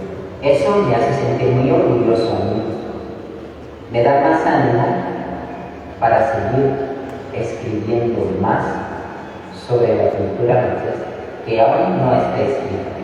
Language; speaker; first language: Spanish; non-native, local second language; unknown